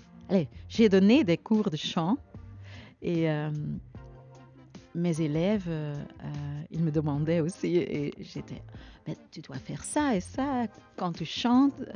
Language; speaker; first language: French; non-native, learner; Dutch